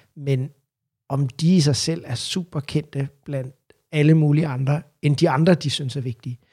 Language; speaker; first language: Danish; native; Danish